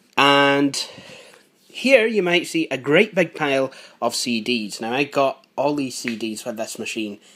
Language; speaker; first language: English; native; English